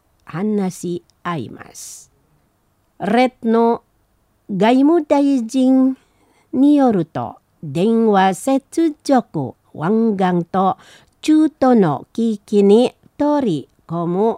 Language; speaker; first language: Japanese; non-native, learner; Indonesian